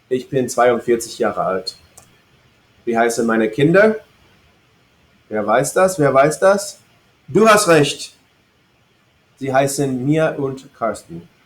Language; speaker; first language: German; non-native, fluent; English